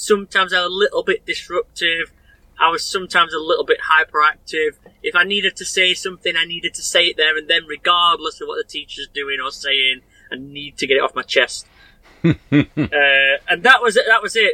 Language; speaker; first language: English; native; English